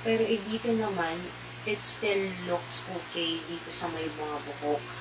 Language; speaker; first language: Filipino; native; Filipino